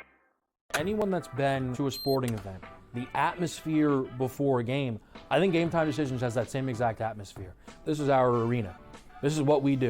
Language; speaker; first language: English; native; English